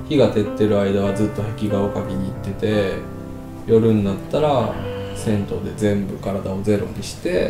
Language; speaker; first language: Japanese; native; Japanese